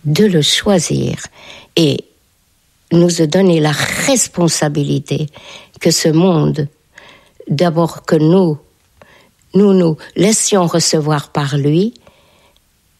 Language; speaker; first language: French; non-native, fluent; Hungarian